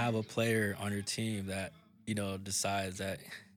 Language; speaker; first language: English; native; English